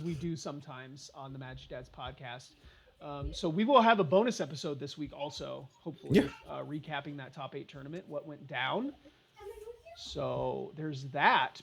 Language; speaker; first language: English; native; English